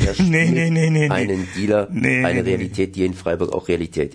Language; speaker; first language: German; native; German